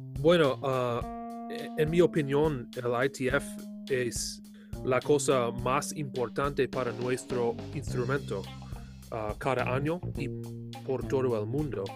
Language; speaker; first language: Spanish; non-native, learner; English